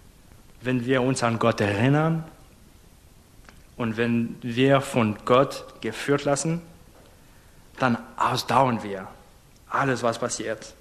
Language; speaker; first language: German; non-native, fluent; English